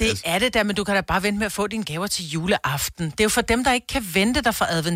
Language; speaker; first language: Danish; native; Danish